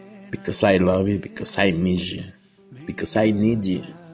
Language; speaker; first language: English; non-native, learner; Spanish